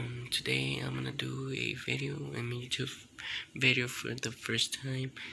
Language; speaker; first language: English; early bilingual, other home language; Spanish